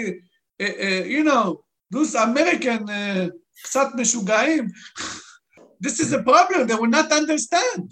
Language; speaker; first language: English; non-native, fluent; Arabic